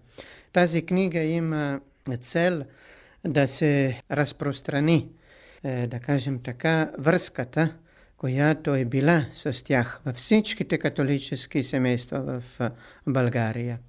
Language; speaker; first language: Bulgarian; non-native, fluent; Italian